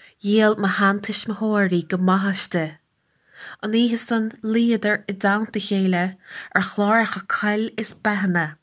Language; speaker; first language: Irish; native; Irish